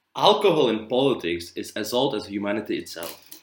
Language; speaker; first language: English; non-native, fluent; Czech